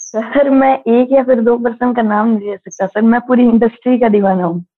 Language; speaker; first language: Hindi; native; Hindi